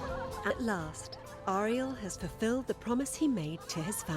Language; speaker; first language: English; native; English